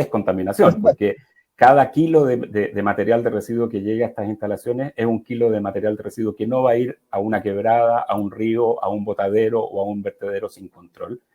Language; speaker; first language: Spanish; native; Spanish